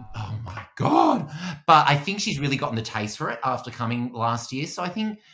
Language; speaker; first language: English; native; English